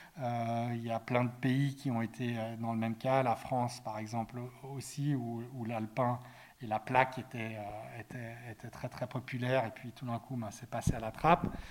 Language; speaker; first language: French; native; French